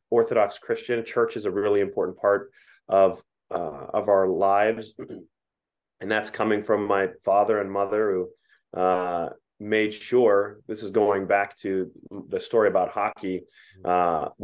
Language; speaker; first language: English; native; English